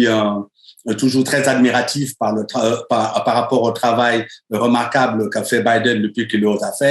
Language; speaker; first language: French; native; French